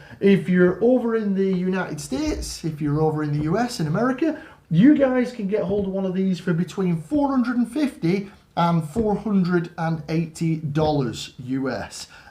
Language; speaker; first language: English; native; English